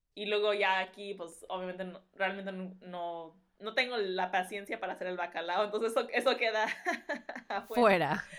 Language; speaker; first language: Spanish; early bilingual, heritage; Spanish